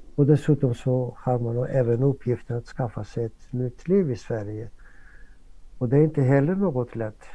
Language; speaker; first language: Swedish; non-native, fluent; Greek